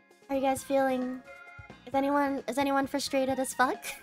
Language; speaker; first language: English; native; English